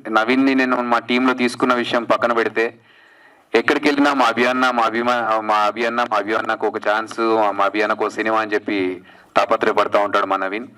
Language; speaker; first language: Telugu; native; Telugu